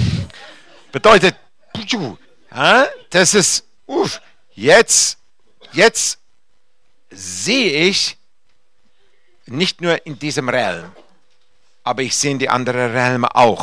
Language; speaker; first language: German; non-native, fluent; English